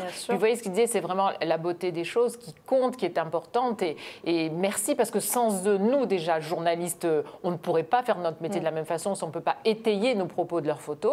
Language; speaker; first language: French; native; French